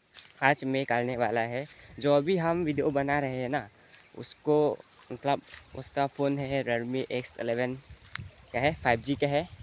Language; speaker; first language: Hindi; non-native, local second language; Karbi